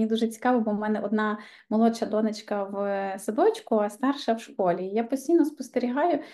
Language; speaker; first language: Ukrainian; native; Ukrainian